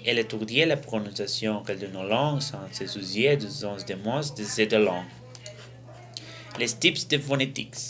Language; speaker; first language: French; non-native, learner; Spanish